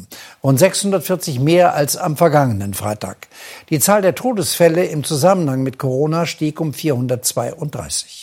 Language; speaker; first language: German; native; German